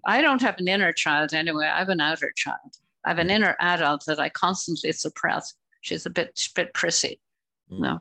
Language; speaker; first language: English; native; English